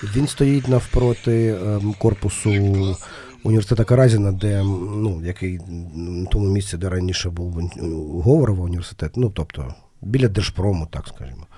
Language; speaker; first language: Ukrainian; non-native, local second language; Russian